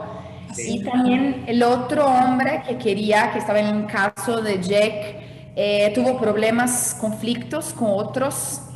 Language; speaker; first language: Spanish; non-native, fluent; Portuguese